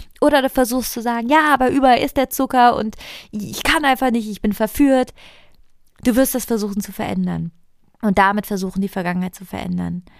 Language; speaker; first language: German; non-native, fluent; Italian